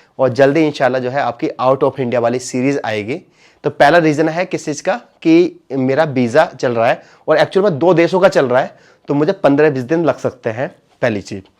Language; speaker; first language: Hindi; native; Hindi